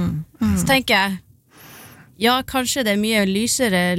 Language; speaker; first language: Norwegian; native; Norwegian